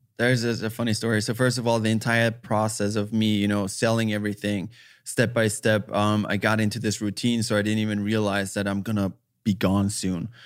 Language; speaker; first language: English; non-native, fluent; German